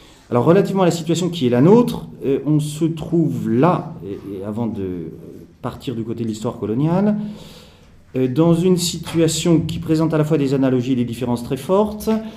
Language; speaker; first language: French; native; French